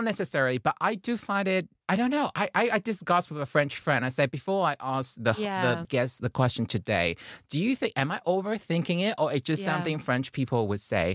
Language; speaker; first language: English; non-native, fluent; Chinese